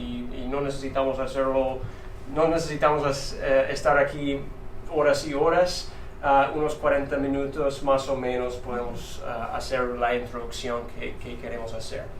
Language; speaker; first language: Spanish; non-native, fluent; English